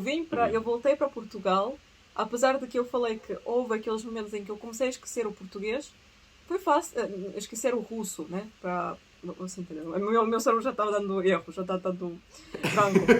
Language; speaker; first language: Portuguese; early bilingual, other home language; Russian